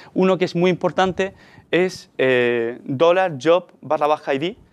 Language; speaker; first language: Spanish; native; Spanish